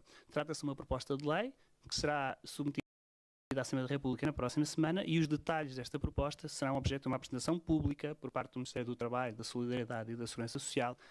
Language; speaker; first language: Portuguese; native; Portuguese